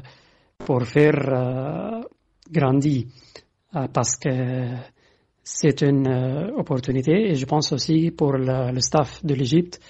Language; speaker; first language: French; non-native, fluent; Arabic